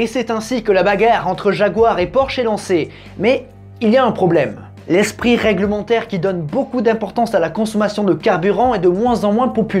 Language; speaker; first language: French; native; French